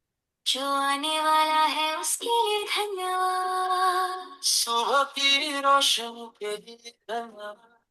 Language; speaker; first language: Hindi; native; Hindi